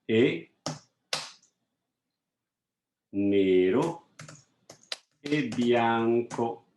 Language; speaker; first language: Italian; non-native, fluent; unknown